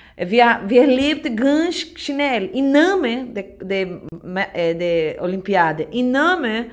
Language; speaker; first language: German; non-native, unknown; Portuguese